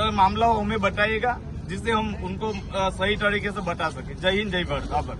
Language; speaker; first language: Hindi; non-native, local second language; Gujarati